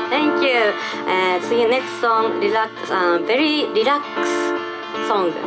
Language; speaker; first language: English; non-native, learner; Japanese